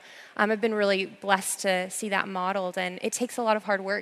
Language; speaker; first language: English; native; English